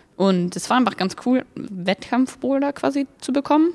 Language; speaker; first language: German; native; German